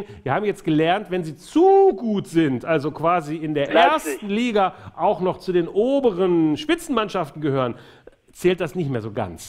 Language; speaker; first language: German; native; German